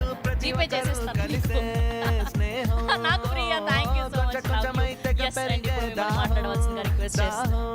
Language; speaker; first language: Telugu; native; Telugu